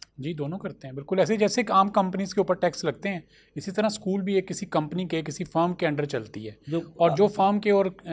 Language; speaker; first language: Urdu; non-native, local second language; Punjabi